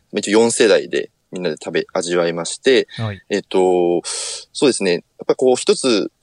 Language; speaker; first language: Japanese; native; Japanese